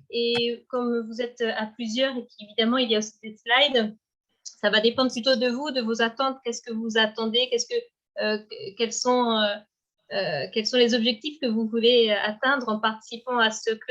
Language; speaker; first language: French; native; French